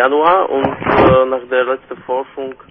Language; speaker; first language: German; non-native, fluent; Slovak